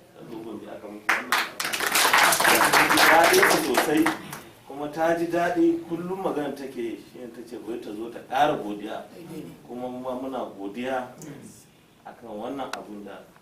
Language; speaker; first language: Hausa; native; Hausa